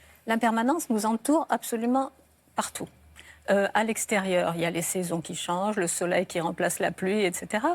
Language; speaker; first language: French; native; French